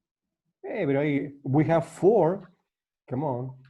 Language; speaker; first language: English; non-native, learner; Spanish